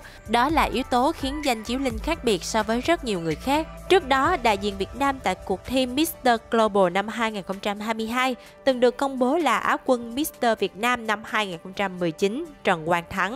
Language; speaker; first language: Vietnamese; native; Vietnamese